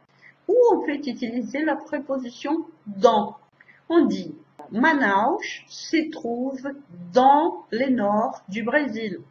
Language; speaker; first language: French; non-native, fluent; Portuguese